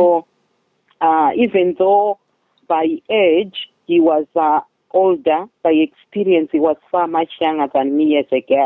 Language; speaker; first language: English; non-native, local second language; Shona